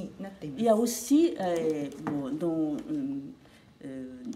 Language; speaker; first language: French; non-native, fluent; Japanese